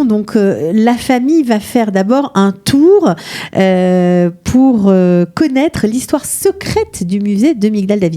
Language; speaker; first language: French; native; French